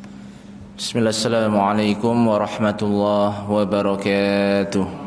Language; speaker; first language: Indonesian; native; Indonesian